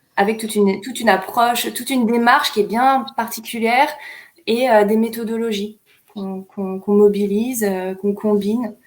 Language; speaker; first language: French; native; French